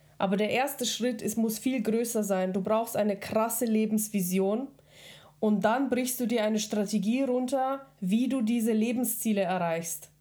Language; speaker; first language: German; early bilingual, other home language; Russian